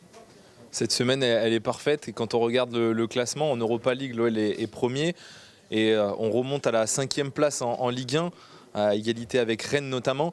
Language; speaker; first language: French; native; French